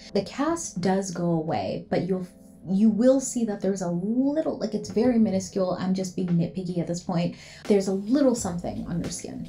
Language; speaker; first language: English; native; English